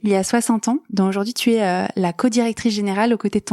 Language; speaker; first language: French; native; French